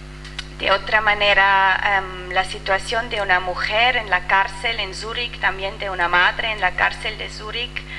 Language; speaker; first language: Spanish; non-native, fluent; French